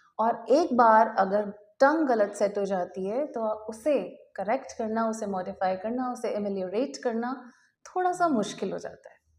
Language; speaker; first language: Hindi; native; Hindi